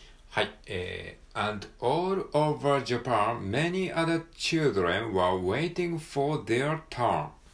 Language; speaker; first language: English; non-native, learner; Japanese